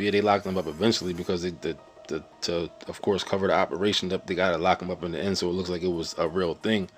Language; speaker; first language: English; native; English